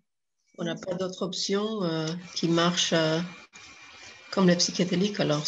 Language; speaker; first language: French; non-native, fluent; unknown